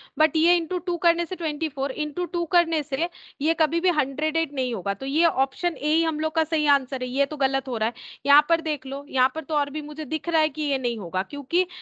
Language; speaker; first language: Hindi; native; Hindi